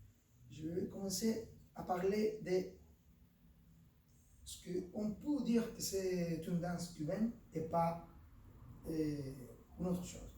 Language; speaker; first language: French; non-native, fluent; Spanish